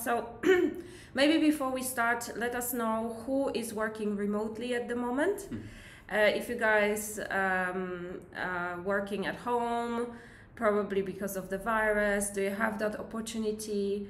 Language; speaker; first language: English; non-native, fluent; Polish